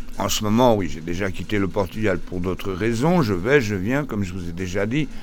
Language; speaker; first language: French; early bilingual, other home language; Portuguese